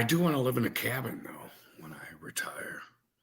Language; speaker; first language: English; native; English